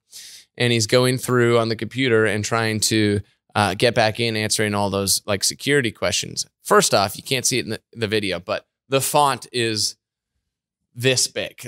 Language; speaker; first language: English; native; English